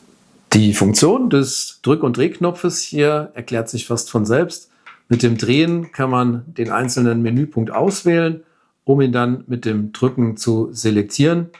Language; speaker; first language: German; native; German